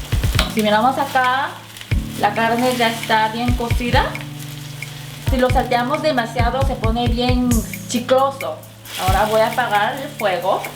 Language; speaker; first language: Spanish; non-native, fluent; Korean